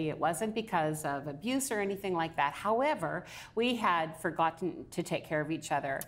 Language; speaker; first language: English; native; English